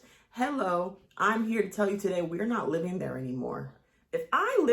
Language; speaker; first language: English; native; English